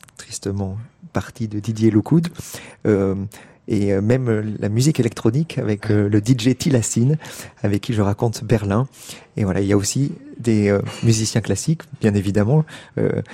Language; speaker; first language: French; native; French